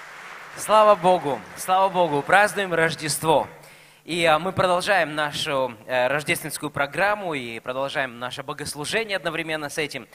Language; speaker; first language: Russian; native; Russian